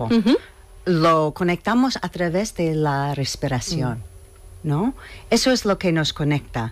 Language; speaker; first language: Spanish; non-native, fluent; English